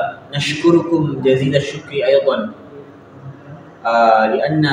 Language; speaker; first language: Arabic; non-native, learner; Indonesian